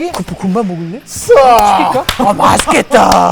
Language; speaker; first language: Korean; non-native, fluent; German